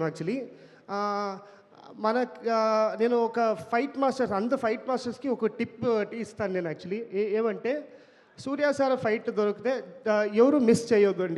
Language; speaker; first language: Telugu; non-native, learner; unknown